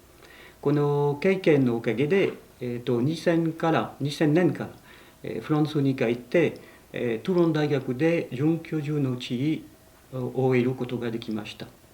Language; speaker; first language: Japanese; non-native, fluent; French